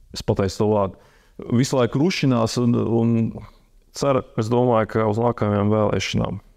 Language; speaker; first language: Latvian; non-native, local second language; Russian